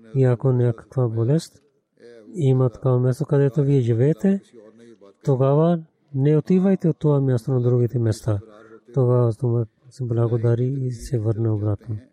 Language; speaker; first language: Bulgarian; non-native, learner; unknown